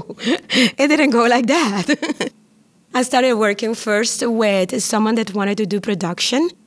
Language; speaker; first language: English; non-native, fluent; Papiamento